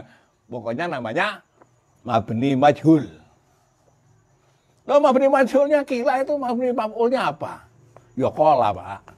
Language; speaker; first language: Indonesian; non-native, local second language; Javanese